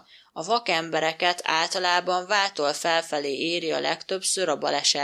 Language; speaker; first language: Hungarian; native; Hungarian